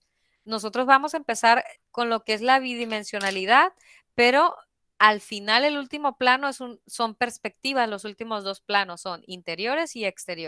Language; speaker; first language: Spanish; native; Spanish